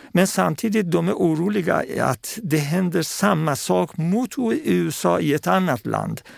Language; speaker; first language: Swedish; non-native, fluent; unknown